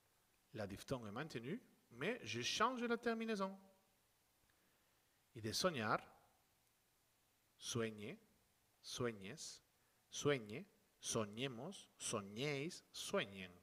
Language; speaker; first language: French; non-native, fluent; Spanish